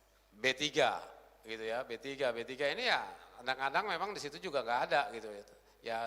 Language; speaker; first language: Indonesian; native; Indonesian